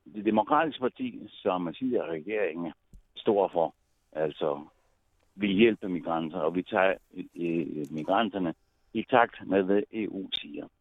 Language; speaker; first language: Danish; non-native, fluent; Italian